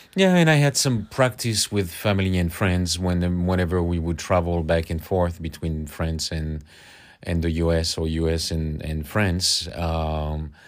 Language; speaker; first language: English; non-native, fluent; French